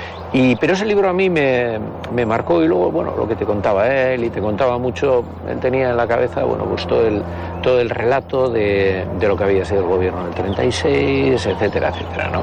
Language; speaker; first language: Spanish; native; Spanish